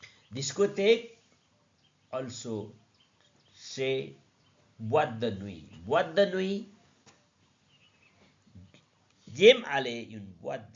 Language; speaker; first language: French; non-native, learner; Nepali